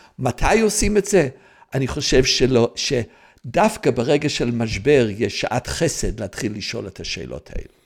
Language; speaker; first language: Hebrew; non-native, fluent; English